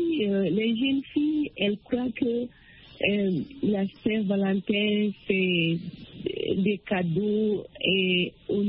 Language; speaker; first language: French; non-native, local second language; Bambara